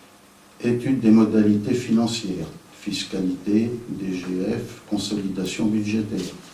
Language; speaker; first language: French; native; French